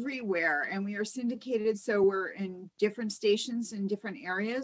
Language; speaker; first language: English; native; English